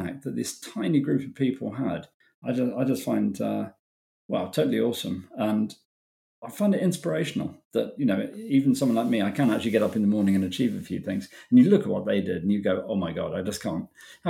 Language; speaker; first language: English; native; English